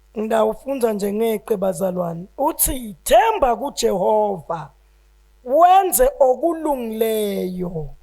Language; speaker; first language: Zulu; non-native, local second language; Swati